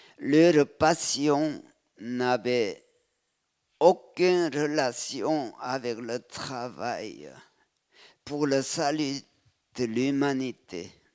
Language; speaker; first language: French; non-native, fluent; Korean